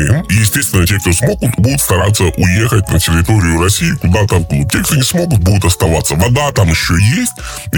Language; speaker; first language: Russian; native; Russian